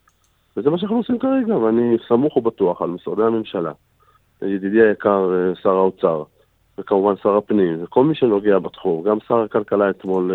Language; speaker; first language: Hebrew; native; Hebrew